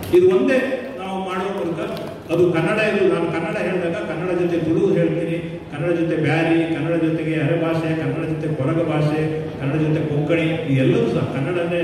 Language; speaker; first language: Kannada; native; Kannada